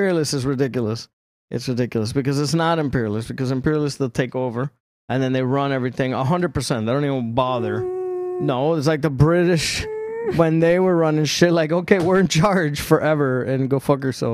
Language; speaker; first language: English; native; English